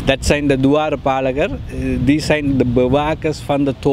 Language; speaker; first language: Dutch; non-native, fluent; Tamil